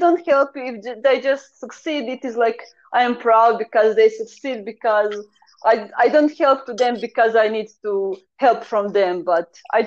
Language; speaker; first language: English; non-native, fluent; Croatian